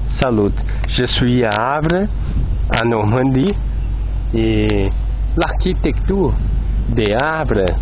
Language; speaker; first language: French; non-native, learner; Portuguese